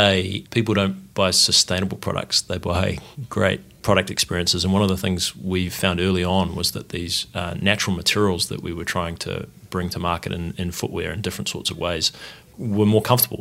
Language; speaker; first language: English; native; English